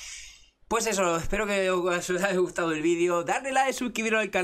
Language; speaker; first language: Spanish; native; Spanish